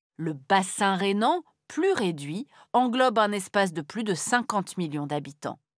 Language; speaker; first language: French; native; French